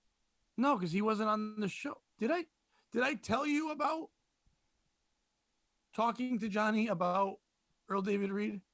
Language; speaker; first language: English; native; English